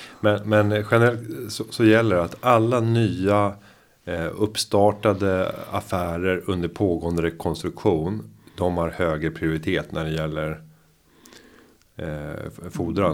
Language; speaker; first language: Swedish; native; Swedish